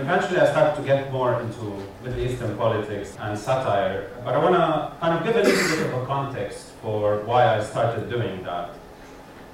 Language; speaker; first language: English; non-native, fluent; Arabic